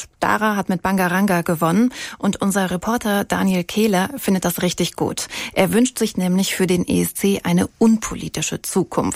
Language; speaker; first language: German; native; German